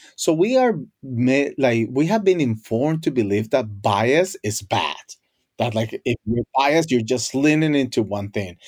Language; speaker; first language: English; non-native, fluent; Spanish